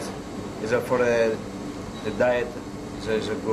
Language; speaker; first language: English; non-native, learner; Italian